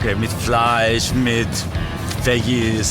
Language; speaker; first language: German; non-native, learner; Italian